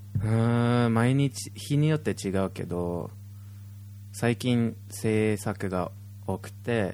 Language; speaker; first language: Japanese; non-native, fluent; English